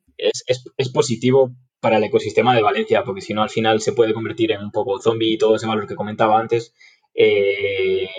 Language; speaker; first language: Spanish; native; Spanish